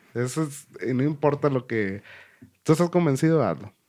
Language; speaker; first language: Spanish; native; Spanish